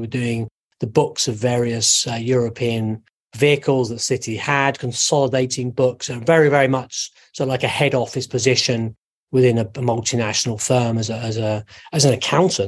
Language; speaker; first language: English; native; English